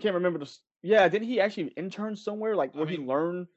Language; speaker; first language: English; native; English